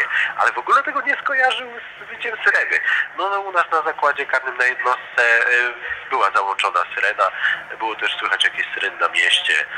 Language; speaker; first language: Polish; native; Polish